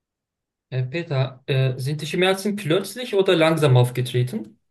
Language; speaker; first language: German; non-native, learner; Turkish